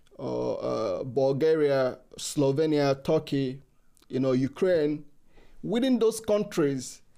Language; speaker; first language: English; non-native, local second language; Igbo